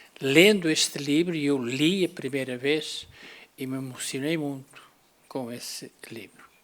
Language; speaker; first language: Portuguese; native; Portuguese